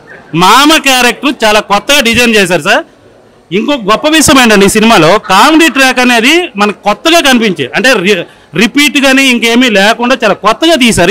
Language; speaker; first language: Telugu; native; Telugu